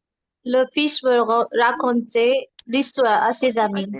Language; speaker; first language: French; non-native, learner; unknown